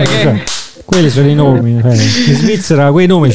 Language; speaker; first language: Italian; native; Italian